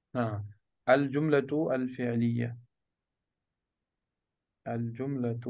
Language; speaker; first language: Arabic; non-native, fluent; Urdu